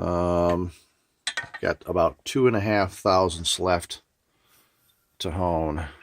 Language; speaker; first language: English; native; English